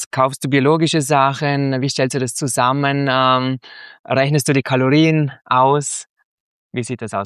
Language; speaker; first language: German; native; German